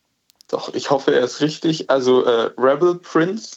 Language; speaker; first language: German; native; German